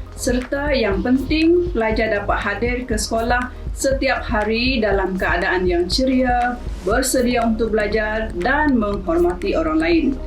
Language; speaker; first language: Malay; non-native, local second language; Iban